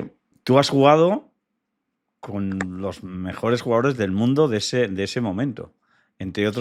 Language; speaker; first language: Spanish; native; Spanish